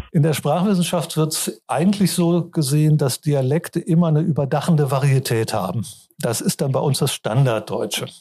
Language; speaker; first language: German; native; German